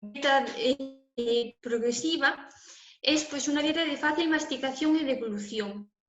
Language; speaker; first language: Spanish; native; Spanish